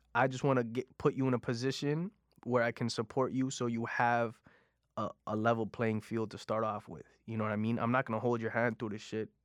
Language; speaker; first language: English; non-native, fluent; Punjabi